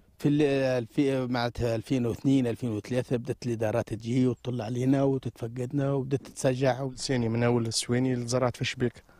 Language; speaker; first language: Arabic; native; Arabic